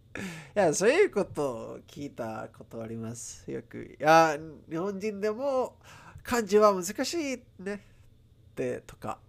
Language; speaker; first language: Japanese; non-native, learner; Spanish